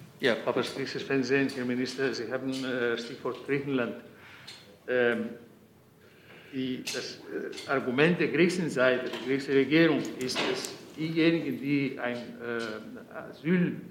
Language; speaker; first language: German; non-native, fluent; Greek